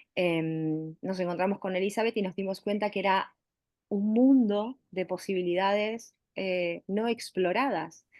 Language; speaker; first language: Spanish; native; Spanish